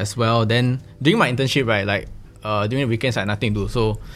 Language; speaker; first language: English; non-native, local second language; Chinese